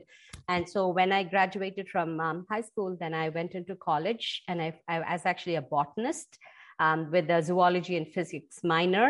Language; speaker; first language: English; non-native, local second language; Tamil